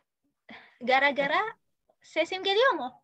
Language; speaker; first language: Turkish; non-native, learner; Indonesian